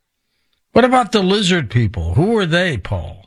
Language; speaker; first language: English; native; English